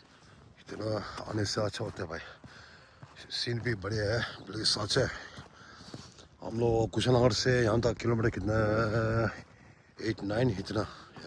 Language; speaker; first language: Hindi; non-native, local second language; Tibetan